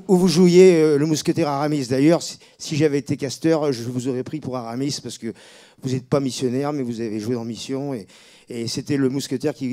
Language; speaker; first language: French; native; French